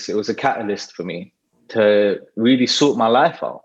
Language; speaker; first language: English; native; English